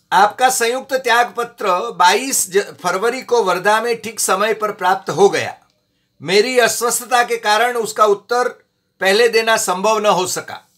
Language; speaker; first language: Hindi; non-native, local second language; Gujarati